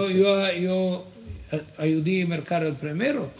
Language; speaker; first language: Spanish; non-native, fluent; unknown